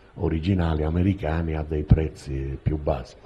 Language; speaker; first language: Italian; native; Italian